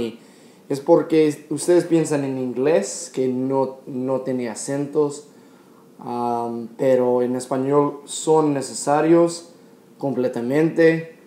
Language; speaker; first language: Spanish; non-native, fluent; English